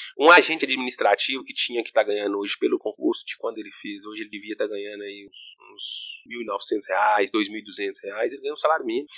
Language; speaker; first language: Portuguese; native; Portuguese